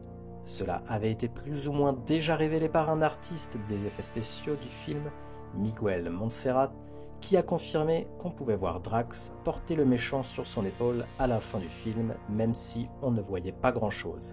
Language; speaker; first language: French; native; French